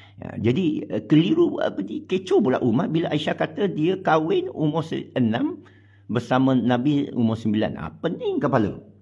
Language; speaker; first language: Malay; non-native, local second language; Chinese